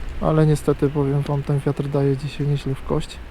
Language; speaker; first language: Polish; native; Polish